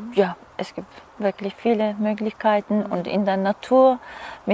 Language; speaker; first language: German; non-native, learner; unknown